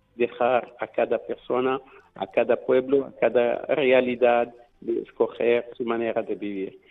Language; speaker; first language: Spanish; native; Spanish